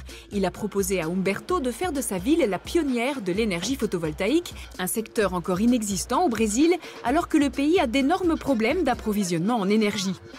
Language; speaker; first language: French; native; French